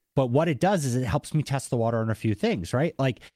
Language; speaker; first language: English; native; English